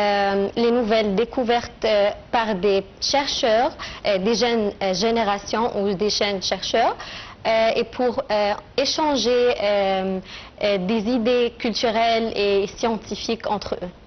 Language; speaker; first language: French; non-native, fluent; Arabic